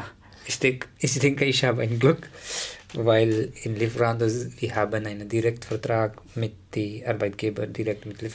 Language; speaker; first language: German; non-native, learner; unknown